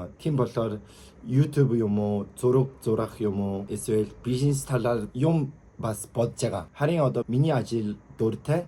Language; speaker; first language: Mongolian; non-native, learner; Korean